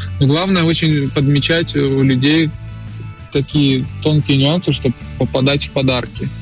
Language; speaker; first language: Russian; native; Russian